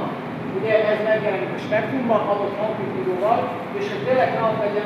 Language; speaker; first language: Hungarian; native; Hungarian